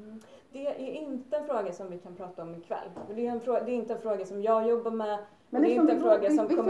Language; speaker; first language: Swedish; native; Swedish